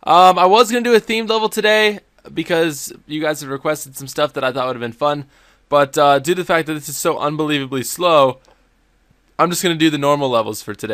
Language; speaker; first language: English; native; English